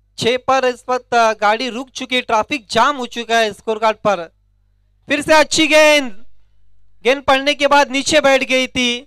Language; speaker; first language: Hindi; non-native, local second language; Marathi